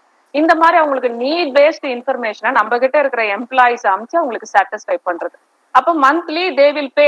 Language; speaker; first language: Tamil; native; Tamil